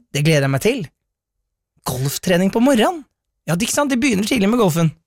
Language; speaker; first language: Norwegian; native; Norwegian